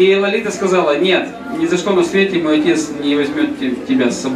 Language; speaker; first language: Russian; native; Russian